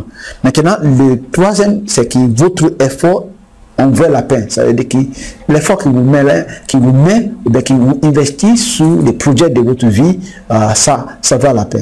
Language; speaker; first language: French; non-native, fluent; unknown